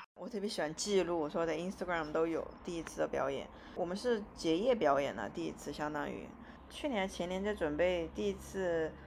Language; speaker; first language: Chinese; native; Chinese